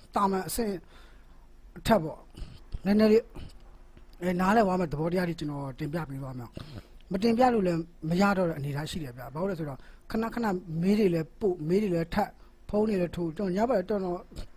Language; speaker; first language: Burmese; non-native, local second language; Tedim Chin